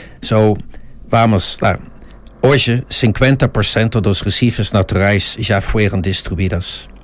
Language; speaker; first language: Portuguese; non-native, fluent; Dutch